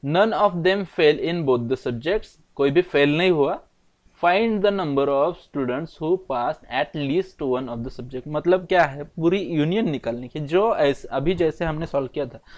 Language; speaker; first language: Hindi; non-native, local second language; Marathi